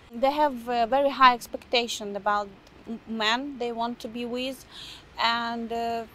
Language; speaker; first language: English; non-native, fluent; Ukrainian